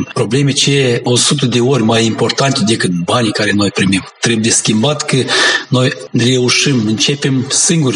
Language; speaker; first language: Romanian; non-native, local second language; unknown